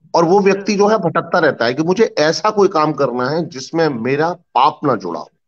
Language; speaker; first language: Hindi; native; Hindi